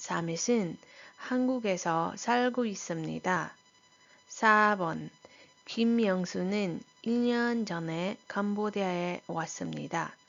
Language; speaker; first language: Korean; non-native, fluent; Iloko